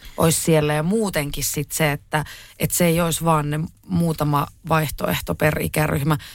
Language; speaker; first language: Finnish; native; Finnish